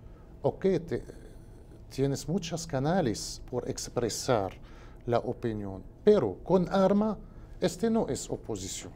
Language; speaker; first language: Spanish; non-native, learner; Arabic